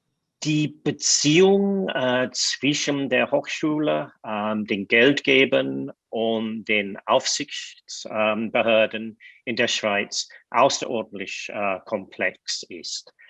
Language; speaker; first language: German; non-native, fluent; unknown